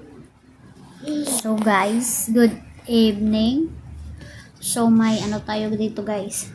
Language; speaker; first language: Filipino; non-native, local second language; Cebuano